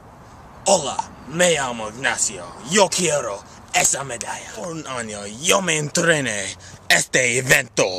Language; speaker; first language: Spanish; non-native, learner; English